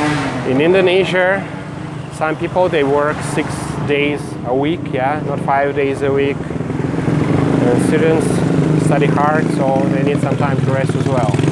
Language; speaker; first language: English; non-native, fluent; Russian